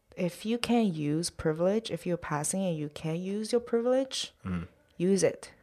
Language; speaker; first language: English; non-native, fluent; Chinese